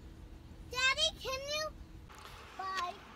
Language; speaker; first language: English; native; English